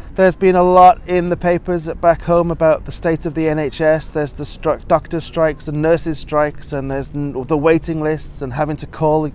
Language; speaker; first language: English; native; English